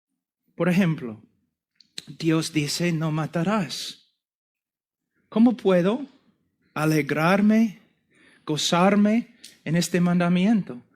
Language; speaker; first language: Spanish; non-native, fluent; English